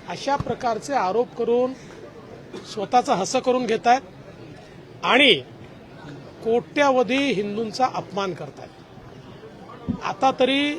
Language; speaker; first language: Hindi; non-native, local second language; Marathi